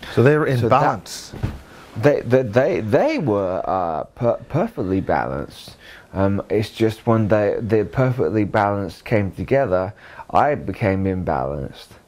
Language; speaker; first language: English; native; English